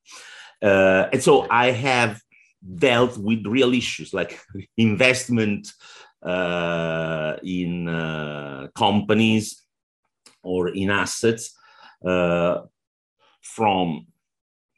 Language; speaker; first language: English; non-native, fluent; Italian